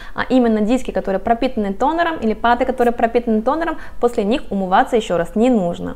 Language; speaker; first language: Russian; non-native, fluent; Korean